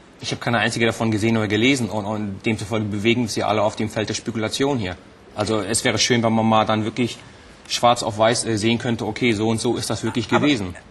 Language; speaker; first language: German; native; German